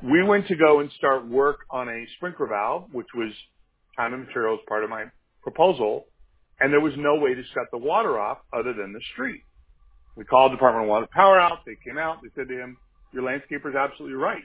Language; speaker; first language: English; native; English